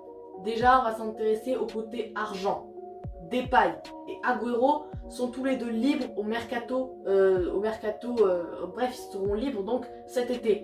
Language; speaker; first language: French; native; French